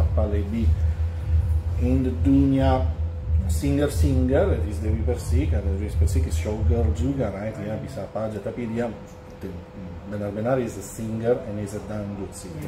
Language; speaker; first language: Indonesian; non-native, learner; English